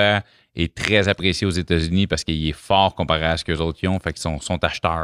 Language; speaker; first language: French; native; French